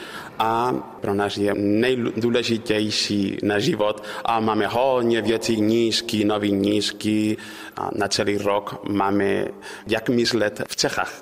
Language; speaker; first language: Czech; non-native, learner; Spanish